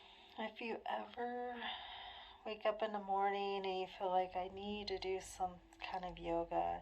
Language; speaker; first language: English; native; English